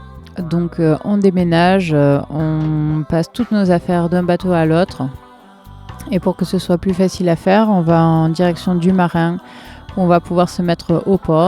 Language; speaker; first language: French; native; French